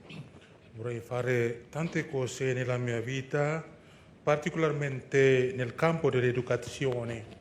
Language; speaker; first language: Italian; non-native, fluent; Indonesian